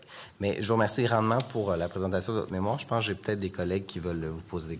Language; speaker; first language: French; native; French